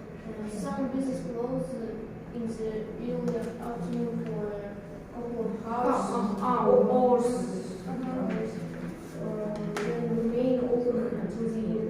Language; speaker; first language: English; non-native, learner; Russian